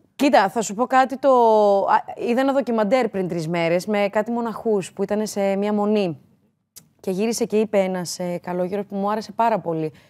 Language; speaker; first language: Greek; native; Greek